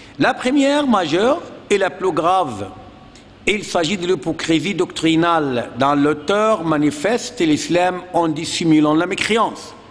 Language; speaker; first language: French; non-native, fluent; Arabic